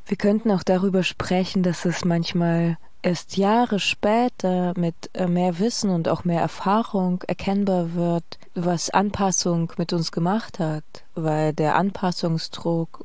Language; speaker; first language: German; non-native, fluent; Russian